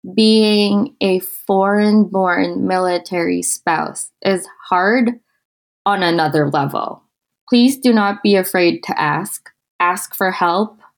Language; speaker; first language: English; non-native, local second language; Filipino